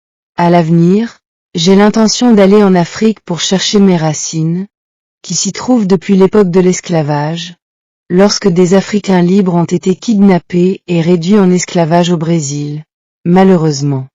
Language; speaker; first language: French; non-native, learner; Portuguese